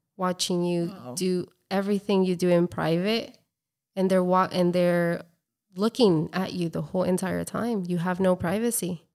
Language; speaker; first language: English; native; English